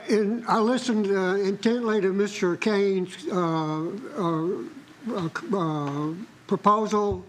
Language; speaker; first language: English; native; English